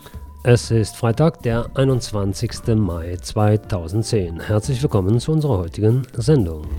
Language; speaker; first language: German; native; German